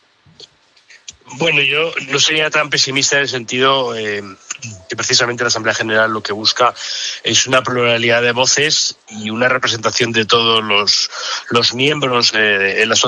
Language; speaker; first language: Spanish; native; Spanish